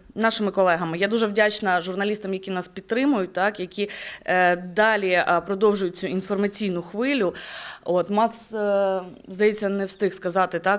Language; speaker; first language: Ukrainian; native; Ukrainian